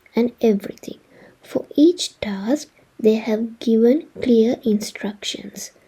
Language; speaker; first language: English; non-native, local second language; Sinhala